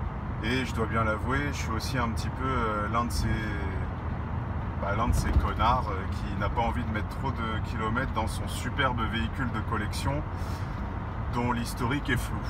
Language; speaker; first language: French; native; French